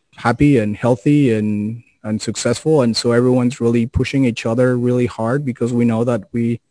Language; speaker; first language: English; non-native, fluent; Spanish